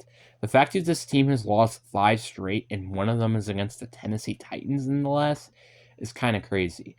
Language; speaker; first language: English; native; English